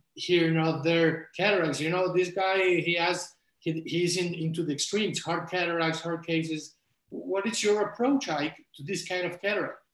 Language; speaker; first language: English; non-native, fluent; Spanish